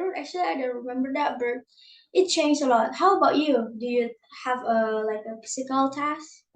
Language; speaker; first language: English; non-native, learner; Indonesian